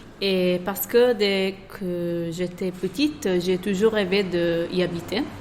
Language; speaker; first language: French; non-native, fluent; Italian